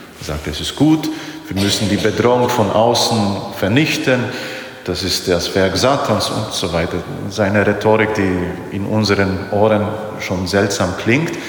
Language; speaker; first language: German; non-native, fluent; Polish